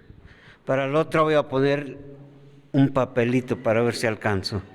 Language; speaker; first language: Spanish; native; Spanish